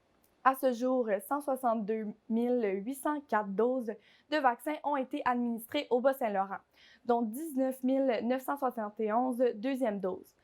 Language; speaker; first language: French; native; French